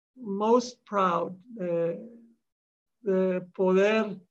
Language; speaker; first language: Spanish; early bilingual, heritage; Spanish